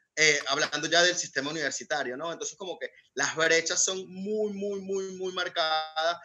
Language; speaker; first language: Spanish; native; Spanish